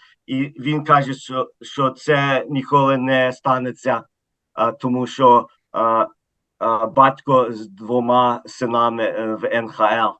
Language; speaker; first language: Ukrainian; early bilingual, heritage; Ukrainian